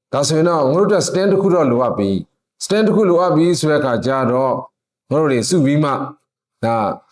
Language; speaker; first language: Burmese; non-native, local second language; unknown